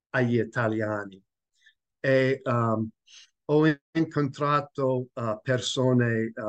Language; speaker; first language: Italian; non-native, learner; English